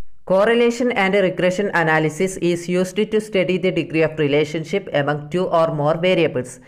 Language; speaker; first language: English; non-native, local second language; Malayalam